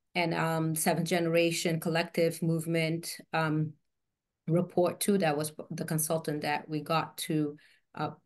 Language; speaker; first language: English; native; English